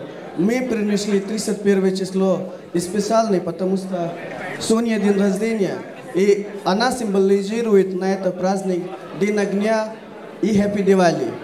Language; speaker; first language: Russian; non-native, learner; Hindi